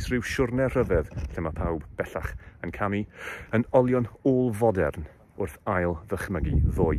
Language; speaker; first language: Welsh; native; Welsh